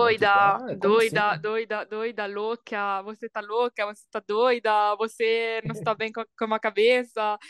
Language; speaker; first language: Portuguese; non-native, fluent; Italian